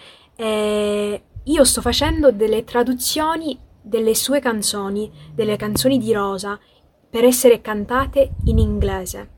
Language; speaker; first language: Italian; non-native, fluent; English